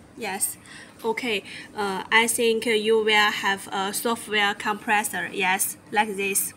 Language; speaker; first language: English; non-native, learner; Chinese